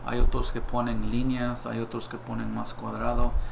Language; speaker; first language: Spanish; early bilingual, heritage; Spanish